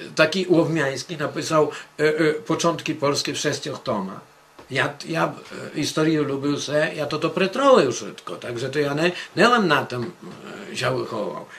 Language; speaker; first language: Polish; non-native, local second language; Rusyn